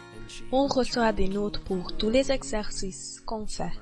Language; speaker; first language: French; non-native, learner; Hungarian